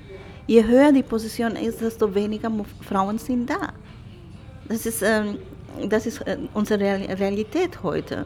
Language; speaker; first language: German; non-native, fluent; Spanish